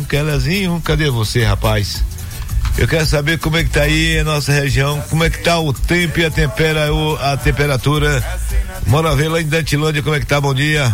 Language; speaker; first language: Portuguese; native; Portuguese